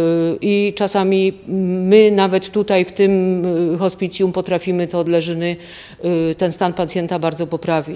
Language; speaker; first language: Polish; native; Polish